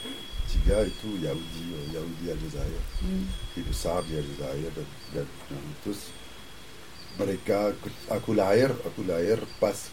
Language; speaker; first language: Indonesian; non-native, fluent; French